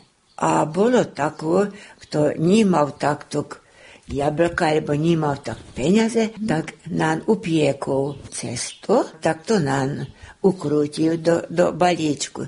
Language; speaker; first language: Slovak; native; Slovak